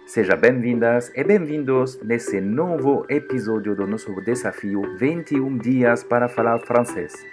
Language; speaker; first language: Portuguese; non-native, fluent; French